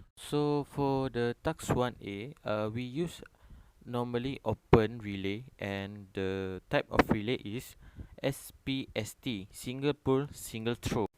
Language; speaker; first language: English; non-native, local second language; Malay